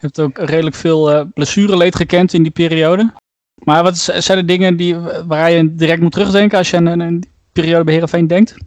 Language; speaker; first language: Dutch; native; Dutch